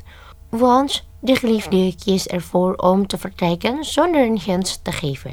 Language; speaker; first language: Dutch; non-native, fluent; Indonesian